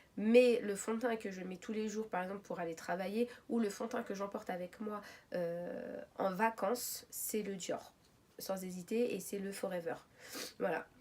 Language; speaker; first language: French; early bilingual, other home language; Arabic